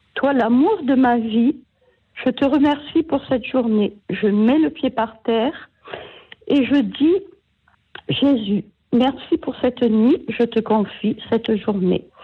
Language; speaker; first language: French; native; French